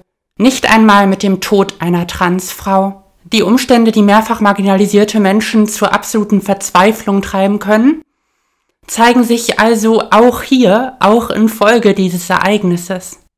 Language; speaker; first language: German; native; German